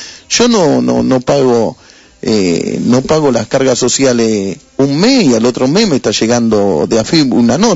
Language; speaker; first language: Spanish; native; Spanish